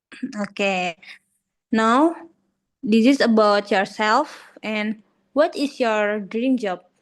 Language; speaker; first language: English; non-native, learner; Indonesian